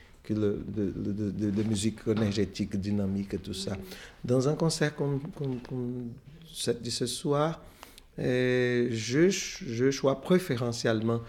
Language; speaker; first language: French; non-native, fluent; Portuguese